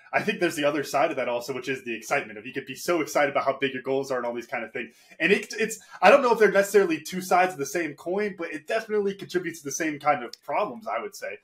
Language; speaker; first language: English; native; English